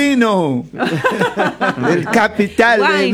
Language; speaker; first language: Spanish; non-native, learner; English